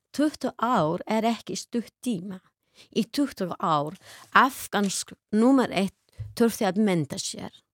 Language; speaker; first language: Icelandic; non-native, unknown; Persian